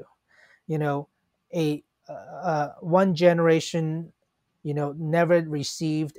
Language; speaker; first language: English; non-native, local second language; Cantonese